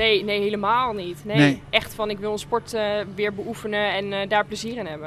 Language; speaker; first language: Dutch; native; Dutch